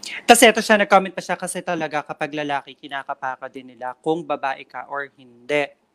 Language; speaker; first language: Filipino; native; Filipino